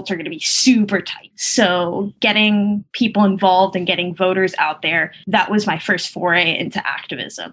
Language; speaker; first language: English; early bilingual, other home language; Spanish